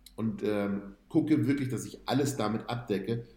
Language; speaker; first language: German; native; German